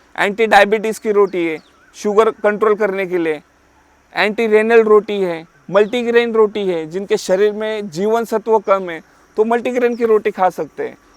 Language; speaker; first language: Hindi; non-native, local second language; Marathi